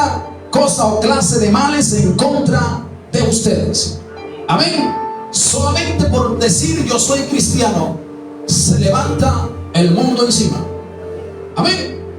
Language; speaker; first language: Spanish; native; Spanish